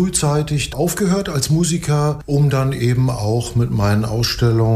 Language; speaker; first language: German; native; German